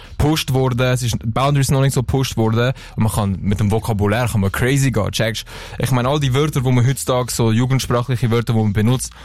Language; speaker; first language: German; non-native, local second language; French